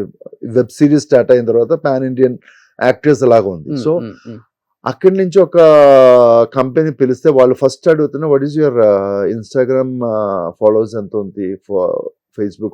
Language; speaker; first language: Telugu; non-native, learner; Malayalam